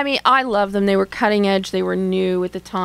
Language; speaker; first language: English; native; English